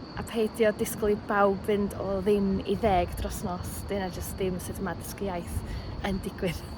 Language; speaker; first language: Welsh; native; Welsh